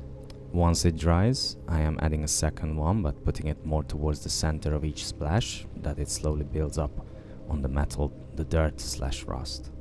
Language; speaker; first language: English; non-native, fluent; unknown